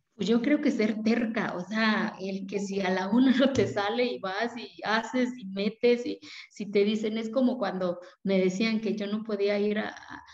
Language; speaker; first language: Spanish; non-native, local second language; Zapotec